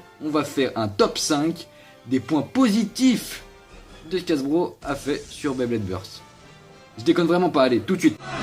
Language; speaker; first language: French; native; French